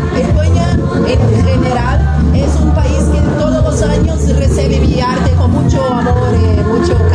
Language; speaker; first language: Spanish; non-native, fluent; Portuguese